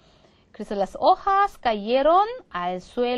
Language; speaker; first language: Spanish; non-native, fluent; Korean